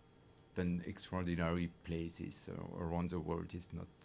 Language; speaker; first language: English; non-native, learner; French